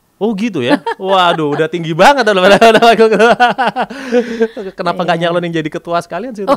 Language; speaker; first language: Indonesian; native; Indonesian